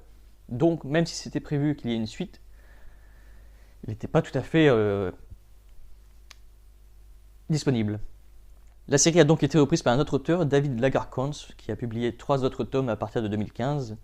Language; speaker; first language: French; native; French